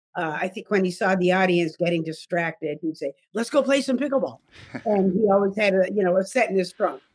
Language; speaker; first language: English; native; English